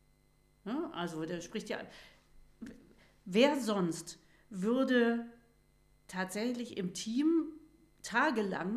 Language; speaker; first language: German; native; German